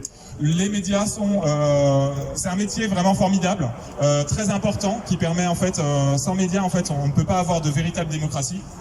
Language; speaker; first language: French; native; French